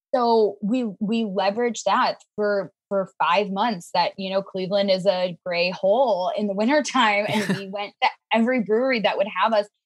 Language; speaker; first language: English; native; English